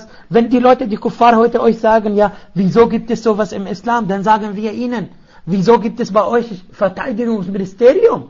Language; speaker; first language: German; non-native, fluent; Arabic